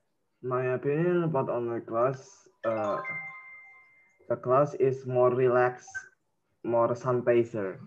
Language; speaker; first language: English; non-native, learner; Indonesian